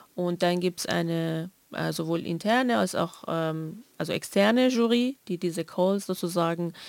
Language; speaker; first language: German; non-native, fluent; Persian